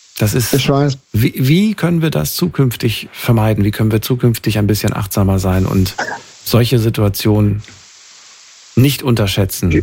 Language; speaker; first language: German; native; German